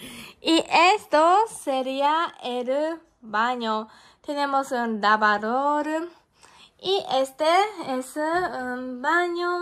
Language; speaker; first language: Spanish; non-native, learner; Japanese